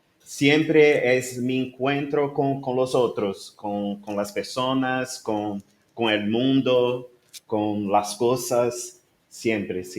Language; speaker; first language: Spanish; non-native, learner; Portuguese